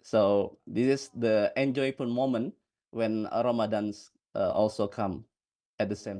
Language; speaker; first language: English; non-native, fluent; Indonesian